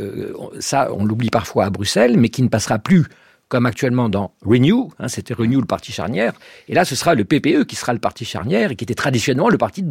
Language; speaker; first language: French; native; French